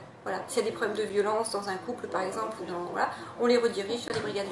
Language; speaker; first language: French; native; French